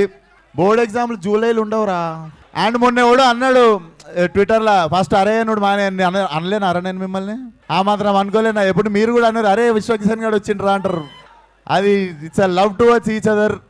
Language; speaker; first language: Telugu; native; Telugu